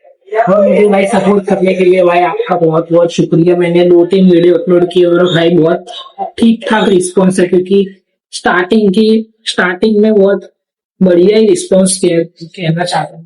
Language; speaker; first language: Hindi; non-native, local second language; Gujarati